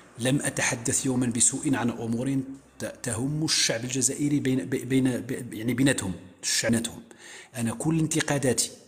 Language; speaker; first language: Arabic; native; Arabic